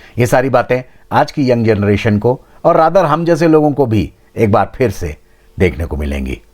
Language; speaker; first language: Hindi; native; Hindi